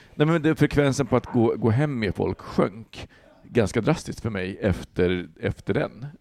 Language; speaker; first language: Swedish; early bilingual, other home language; Polish